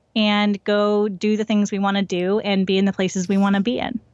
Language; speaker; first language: English; native; English